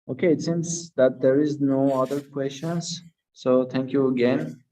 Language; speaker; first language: English; non-native, fluent; Armenian